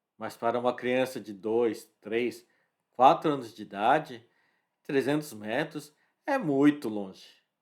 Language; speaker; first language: Portuguese; early bilingual, other home language; Japanese